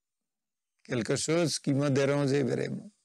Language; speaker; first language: French; non-native, fluent; Nepali